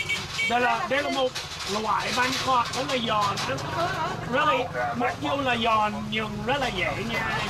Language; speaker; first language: Vietnamese; non-native, learner; English